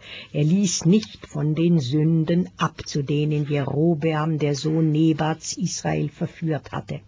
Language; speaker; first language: German; native; German